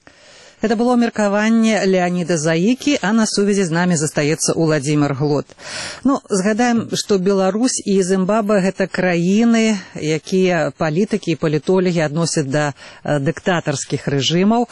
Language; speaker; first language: Belarusian; native; Belarusian